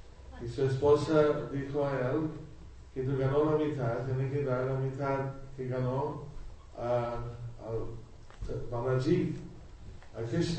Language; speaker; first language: Spanish; non-native, learner; English